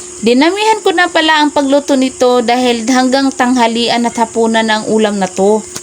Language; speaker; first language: Filipino; non-native, local second language; Cebuano